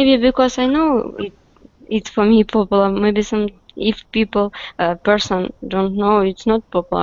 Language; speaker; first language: English; non-native, learner; Russian